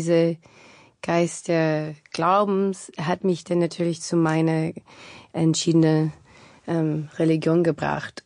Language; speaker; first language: German; non-native, fluent; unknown